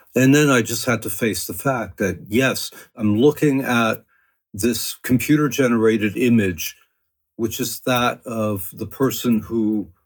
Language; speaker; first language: English; early bilingual, other home language; French